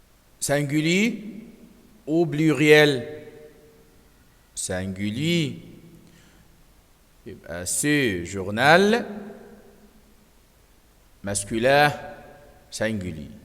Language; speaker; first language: French; non-native, fluent; Arabic